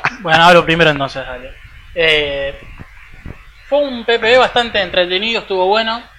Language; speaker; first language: Spanish; native; Spanish